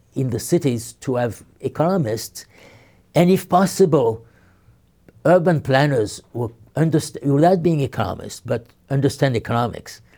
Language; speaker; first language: English; non-native, fluent; French